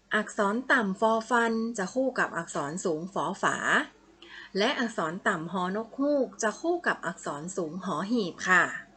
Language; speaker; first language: Thai; native; Thai